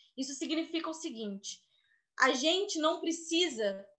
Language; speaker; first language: Portuguese; native; Portuguese